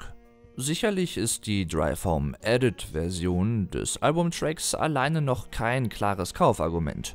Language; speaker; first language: German; native; German